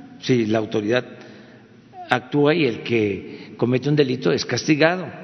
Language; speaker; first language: Spanish; native; Spanish